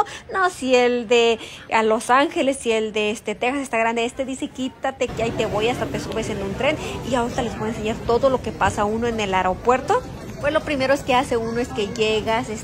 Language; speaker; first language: Spanish; native; Spanish